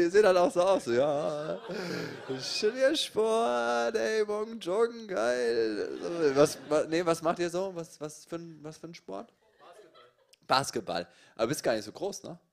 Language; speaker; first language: German; native; German